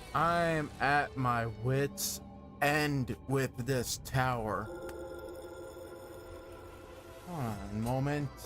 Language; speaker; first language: English; native; English